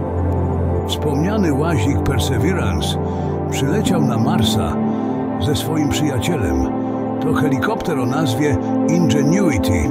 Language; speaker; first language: Polish; native; Polish